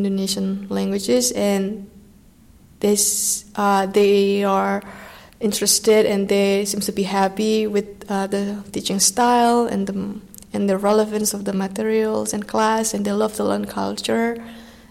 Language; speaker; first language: English; non-native, fluent; Indonesian